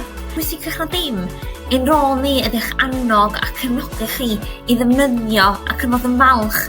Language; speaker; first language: Welsh; native; Welsh